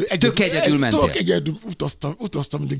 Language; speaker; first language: Hungarian; non-native, fluent; Yoruba